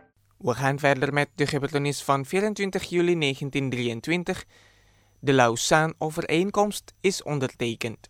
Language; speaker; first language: Dutch; non-native, fluent; Indonesian